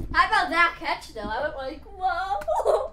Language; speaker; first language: English; native; English